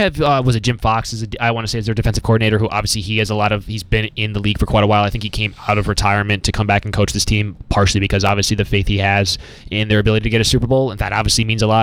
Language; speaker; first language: English; native; English